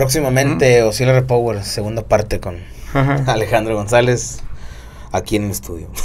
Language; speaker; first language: Spanish; native; Spanish